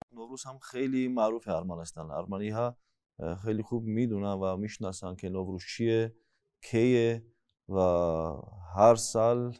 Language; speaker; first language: Persian; non-native, fluent; Armenian